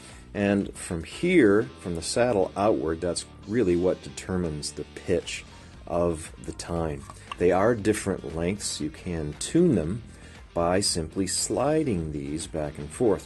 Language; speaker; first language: English; native; English